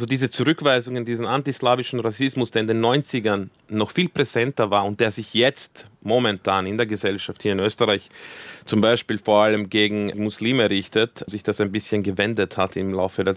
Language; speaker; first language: German; early bilingual, other home language; Croatian